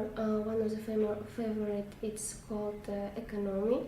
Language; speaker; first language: English; non-native, learner; Russian